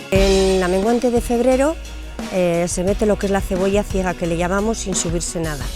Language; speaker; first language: Spanish; native; Spanish